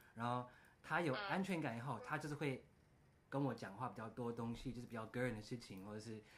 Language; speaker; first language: Chinese; early bilingual, heritage; Chinese